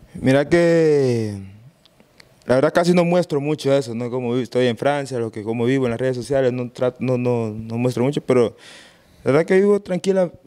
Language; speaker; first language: Spanish; native; Spanish